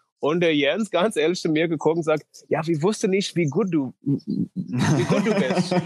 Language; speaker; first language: German; non-native, fluent; English